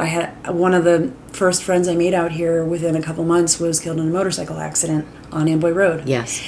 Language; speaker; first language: English; native; English